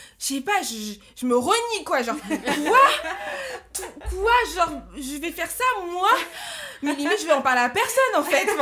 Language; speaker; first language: French; early bilingual, other home language; Lingala